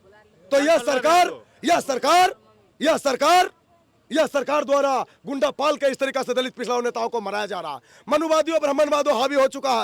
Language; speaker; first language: Hindi; native; Hindi